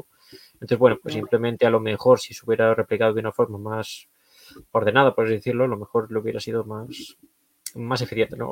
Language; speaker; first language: Spanish; native; Spanish